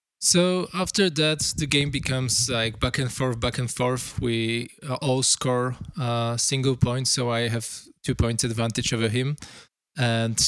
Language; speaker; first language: English; non-native, fluent; Polish